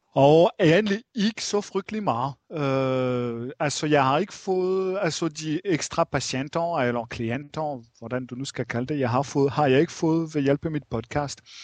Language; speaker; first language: Danish; non-native, fluent; French